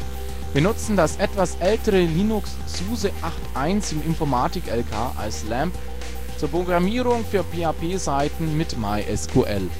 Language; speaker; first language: German; native; German